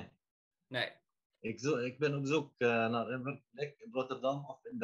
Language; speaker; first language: Dutch; non-native, learner; Arabic